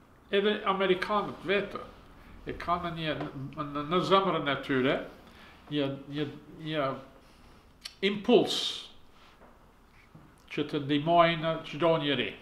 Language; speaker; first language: Albanian; early bilingual, heritage; Albanian